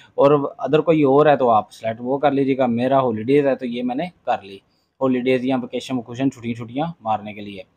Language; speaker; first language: Urdu; non-native, local second language; Punjabi